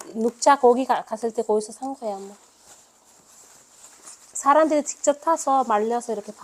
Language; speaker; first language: Korean; non-native, learner; Malayalam